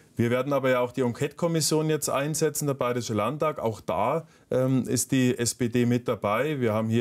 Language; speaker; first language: German; native; German